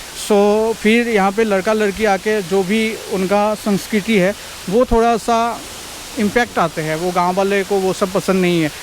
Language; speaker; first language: Hindi; non-native, local second language; Assamese